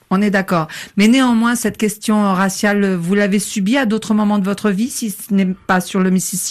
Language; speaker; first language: French; native; French